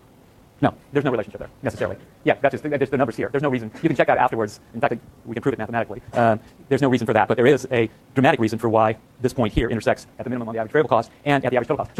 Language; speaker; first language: English; native; English